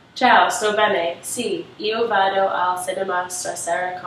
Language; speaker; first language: Italian; non-native, learner; English